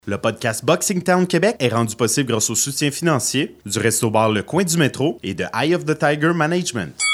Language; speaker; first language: French; native; French